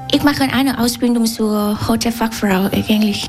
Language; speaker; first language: German; non-native, learner; Vietnamese